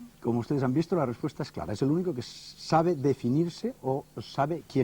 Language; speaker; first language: Spanish; native; Spanish